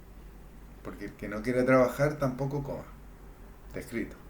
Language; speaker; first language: Spanish; native; Spanish